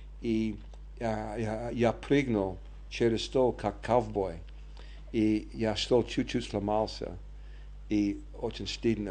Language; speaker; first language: Russian; non-native, learner; English